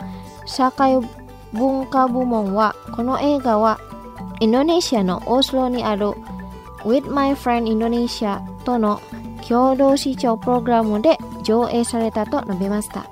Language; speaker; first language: Japanese; non-native, fluent; Indonesian